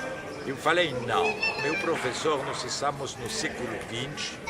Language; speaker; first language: Portuguese; non-native, fluent; French